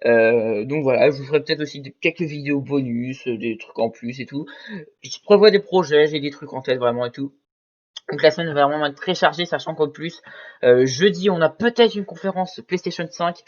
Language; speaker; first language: French; native; French